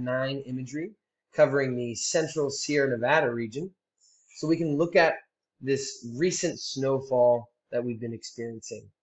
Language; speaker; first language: English; native; English